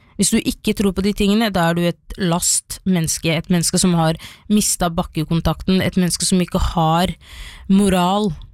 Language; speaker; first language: Norwegian; early bilingual, other home language; Somali